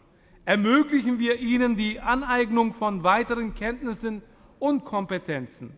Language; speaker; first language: German; early bilingual, other home language; Turkish